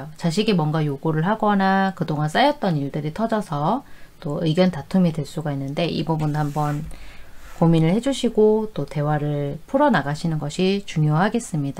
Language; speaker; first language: Korean; native; Korean